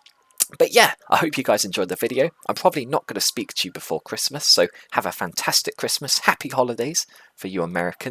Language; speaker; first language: English; native; English